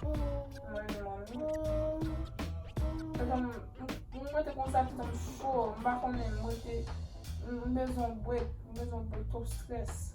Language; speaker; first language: French; non-native, local second language; Haitian Creole